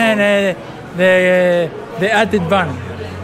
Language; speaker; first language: Swedish; non-native, learner; Spanish